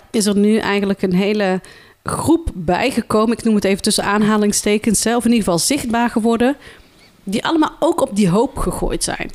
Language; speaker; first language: Dutch; early bilingual, other home language; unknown